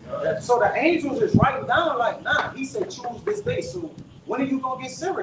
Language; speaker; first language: English; native; English